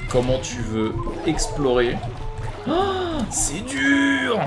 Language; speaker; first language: French; native; French